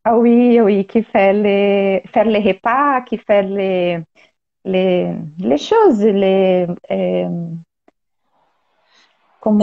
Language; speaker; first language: French; non-native, learner; Portuguese